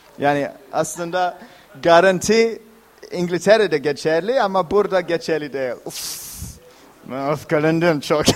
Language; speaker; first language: Turkish; non-native, fluent; English